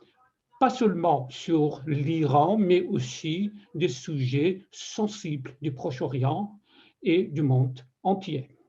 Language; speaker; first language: French; non-native, fluent; Persian